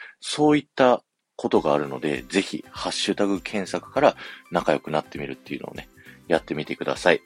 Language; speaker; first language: Japanese; native; Japanese